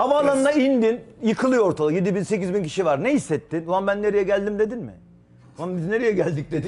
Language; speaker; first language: Turkish; native; Turkish